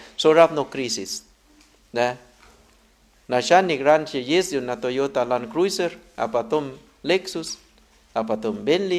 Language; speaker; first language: Russian; non-native, learner; Thai